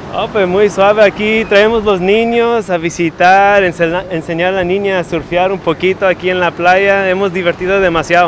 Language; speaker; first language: Spanish; early bilingual, heritage; Spanish